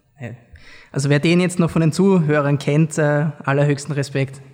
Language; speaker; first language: German; native; German